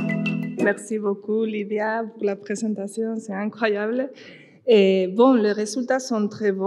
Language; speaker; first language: French; non-native, fluent; Spanish